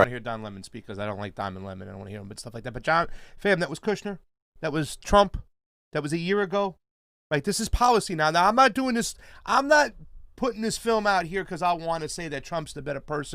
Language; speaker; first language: English; native; English